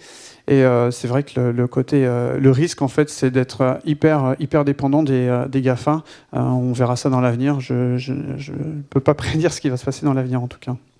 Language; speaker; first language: French; native; French